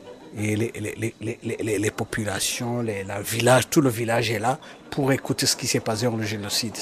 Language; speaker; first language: French; non-native, local second language; Kinyarwanda